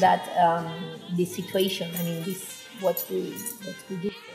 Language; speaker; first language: English; non-native, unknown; Spanish